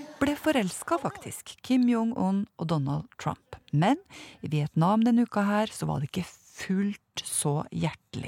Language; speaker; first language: Norwegian; native; Norwegian